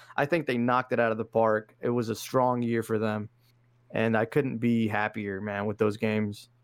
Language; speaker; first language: English; early bilingual, other home language; Arabic